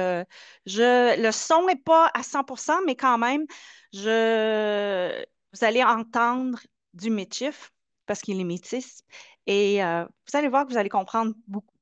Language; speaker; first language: French; native; French